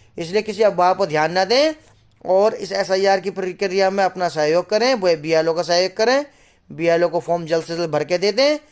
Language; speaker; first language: Hindi; native; Hindi